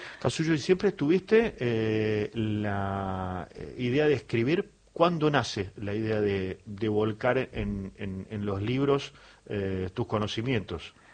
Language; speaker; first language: Spanish; native; Spanish